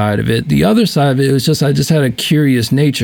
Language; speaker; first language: English; native; English